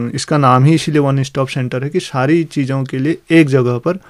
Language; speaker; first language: Hindi; native; Hindi